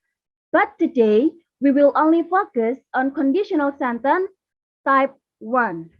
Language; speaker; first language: English; non-native, learner; Indonesian